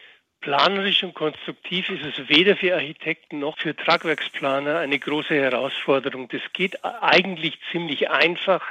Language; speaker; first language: German; native; German